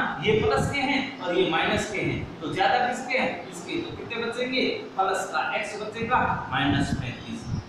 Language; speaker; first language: Hindi; native; Hindi